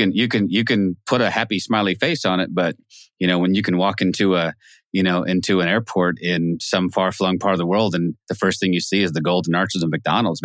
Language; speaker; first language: English; native; English